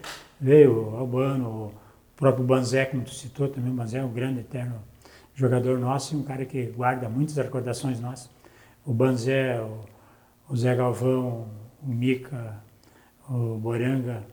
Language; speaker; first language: Portuguese; native; Portuguese